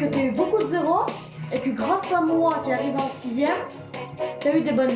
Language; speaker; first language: French; native; French